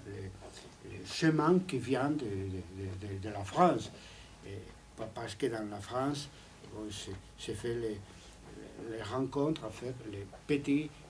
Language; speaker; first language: French; non-native, fluent; Spanish